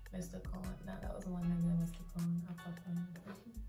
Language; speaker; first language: English; native; English